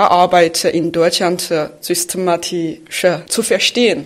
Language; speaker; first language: German; non-native, fluent; Chinese